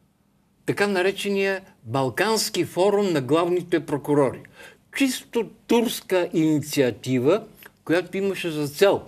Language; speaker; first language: Bulgarian; native; Bulgarian